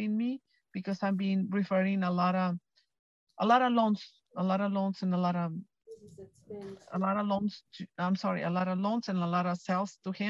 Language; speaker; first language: English; non-native, fluent; Spanish